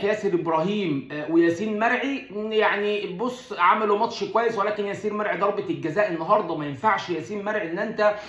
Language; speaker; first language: Arabic; native; Arabic